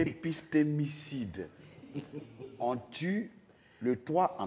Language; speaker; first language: French; non-native, local second language; Dyula